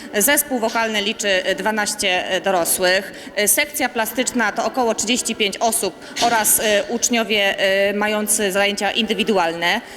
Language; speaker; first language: Polish; native; Polish